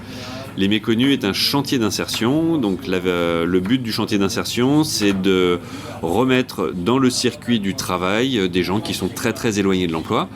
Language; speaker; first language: French; native; French